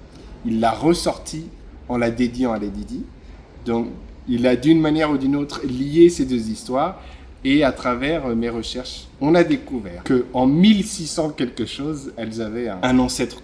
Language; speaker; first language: French; native; French